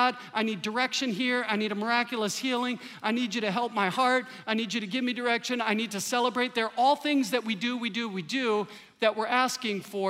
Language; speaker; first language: English; native; English